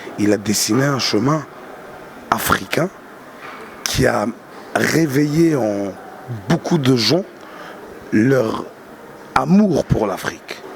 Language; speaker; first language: French; non-native, local second language; Arabic